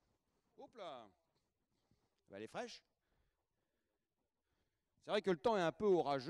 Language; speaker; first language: French; native; French